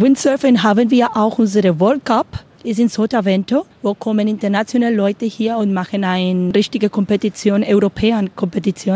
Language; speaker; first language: German; non-native, learner; Spanish